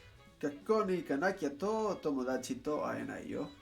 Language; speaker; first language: Japanese; non-native, learner; Spanish